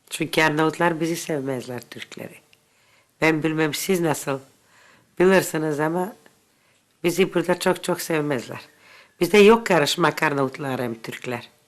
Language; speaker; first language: Turkish; early bilingual, heritage; Turkish